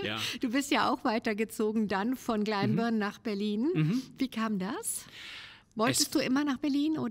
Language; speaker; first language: German; native; German